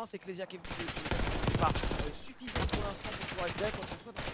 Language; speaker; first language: French; native; French